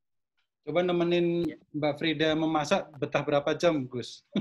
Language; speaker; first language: Indonesian; native; Indonesian